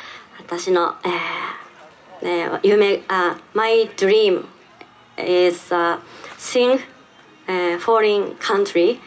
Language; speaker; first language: English; non-native, learner; Japanese